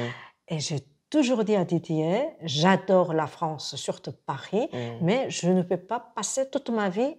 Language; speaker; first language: French; non-native, fluent; Korean